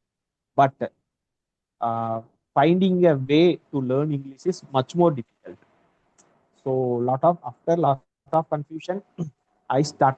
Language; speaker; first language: English; non-native, learner; Tamil